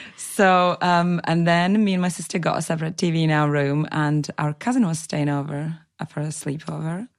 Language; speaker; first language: English; non-native, fluent; Russian